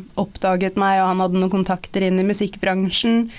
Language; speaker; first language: Norwegian; native; Norwegian